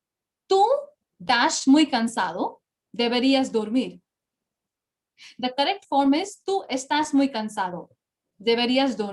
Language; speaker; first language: Spanish; non-native, fluent; Bangla